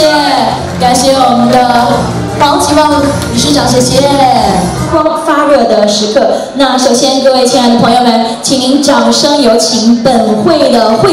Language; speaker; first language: Chinese; native; Chinese